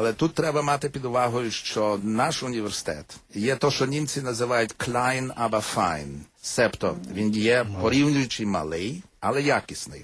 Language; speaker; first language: Ukrainian; early bilingual, heritage; Ukrainian